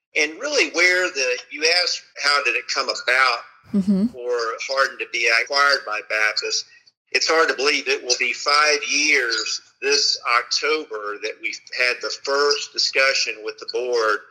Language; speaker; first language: English; native; English